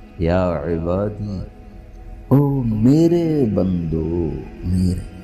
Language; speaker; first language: Urdu; non-native, local second language; Punjabi